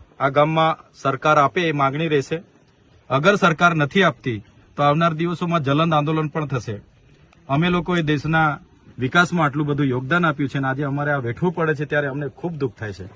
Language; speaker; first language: Gujarati; non-native, local second language; Bhili